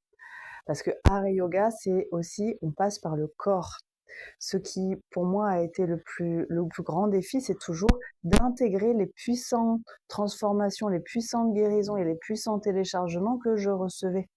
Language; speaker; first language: French; native; French